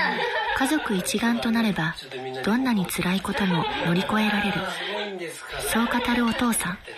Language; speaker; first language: Japanese; native; Japanese